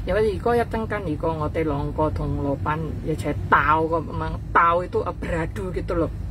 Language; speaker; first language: Cantonese; non-native, fluent; Indonesian